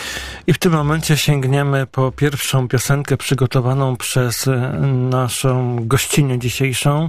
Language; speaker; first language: Polish; native; Polish